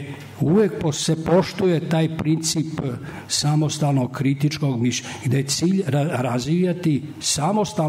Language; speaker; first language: Serbian; native; Serbian